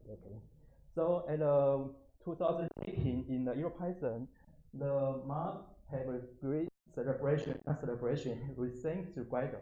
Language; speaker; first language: English; non-native, learner; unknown